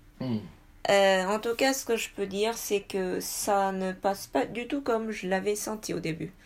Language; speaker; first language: French; non-native, fluent; Japanese